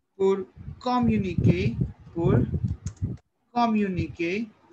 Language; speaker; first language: French; non-native, learner; Hindi